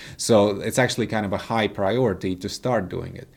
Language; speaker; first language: English; non-native, fluent; Latvian